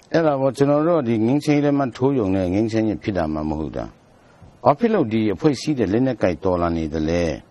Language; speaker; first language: Burmese; non-native, local second language; Tedim Chin